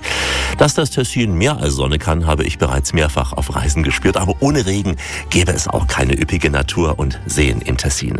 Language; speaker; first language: German; native; German